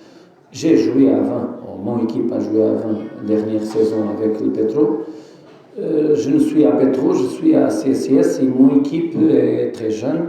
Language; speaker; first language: French; non-native, fluent; Portuguese